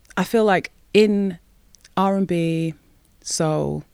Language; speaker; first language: English; native; English